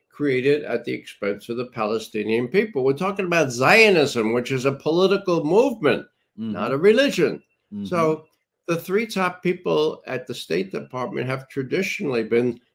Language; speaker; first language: English; native; English